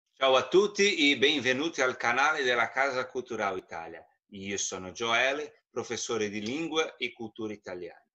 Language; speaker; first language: Italian; non-native, fluent; Portuguese